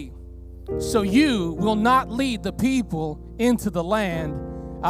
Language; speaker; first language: English; early bilingual, other home language; Spanish